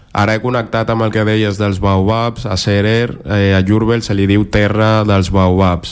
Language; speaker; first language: Catalan; early bilingual, other home language; Serer